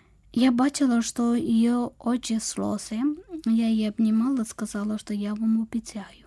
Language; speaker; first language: Ukrainian; non-native, learner; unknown